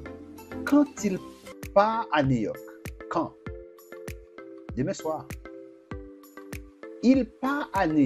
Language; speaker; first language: French; non-native, fluent; Portuguese